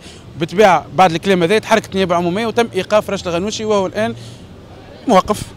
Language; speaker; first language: Arabic; native; Arabic